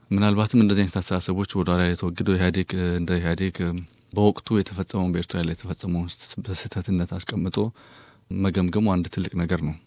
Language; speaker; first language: Amharic; native; Amharic